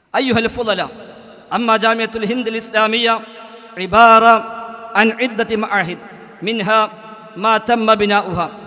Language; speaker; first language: Arabic; non-native, fluent; Malayalam